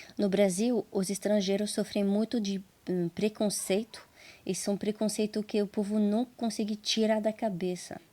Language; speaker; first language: Portuguese; non-native, fluent; French